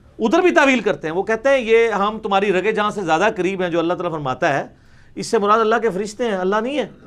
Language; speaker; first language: Urdu; non-native, local second language; Punjabi